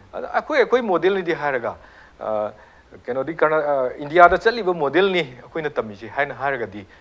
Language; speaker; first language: Manipuri; native; Manipuri